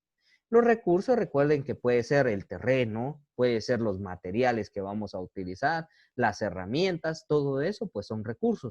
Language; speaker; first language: Spanish; native; Spanish